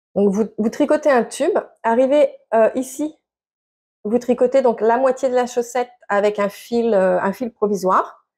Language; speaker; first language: French; native; French